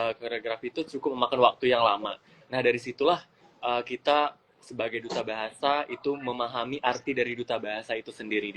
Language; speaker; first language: Indonesian; native; Indonesian